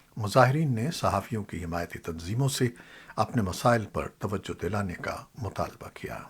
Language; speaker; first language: Urdu; native; Urdu